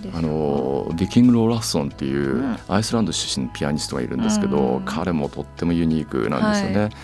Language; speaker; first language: Japanese; native; Japanese